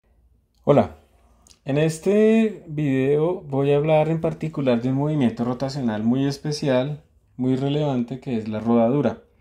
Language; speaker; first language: Spanish; native; Spanish